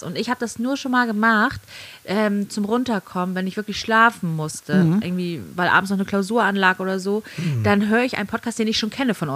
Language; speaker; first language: German; native; German